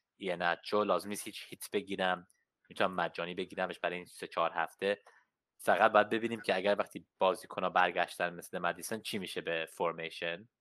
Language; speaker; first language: Persian; early bilingual, heritage; Persian